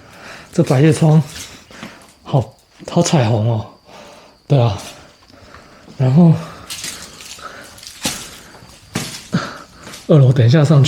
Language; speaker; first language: Chinese; native; Chinese